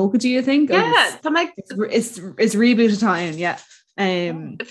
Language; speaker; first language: Irish; non-native, local second language; English